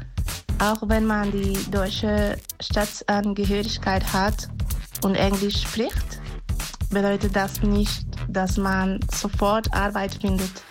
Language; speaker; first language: German; non-native, fluent; Spanish